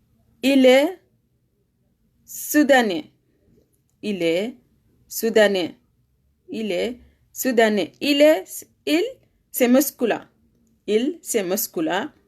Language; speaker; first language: French; non-native, learner; Arabic